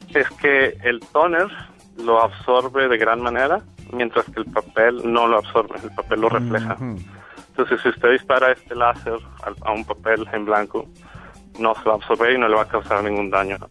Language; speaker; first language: Spanish; native; Spanish